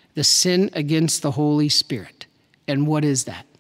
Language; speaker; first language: English; native; English